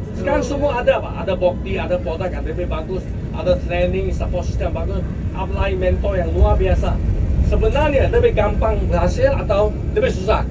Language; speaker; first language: Malay; non-native, local second language; Chinese